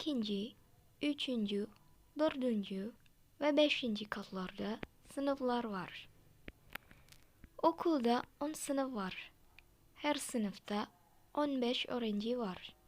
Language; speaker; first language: Turkish; non-native, fluent; Indonesian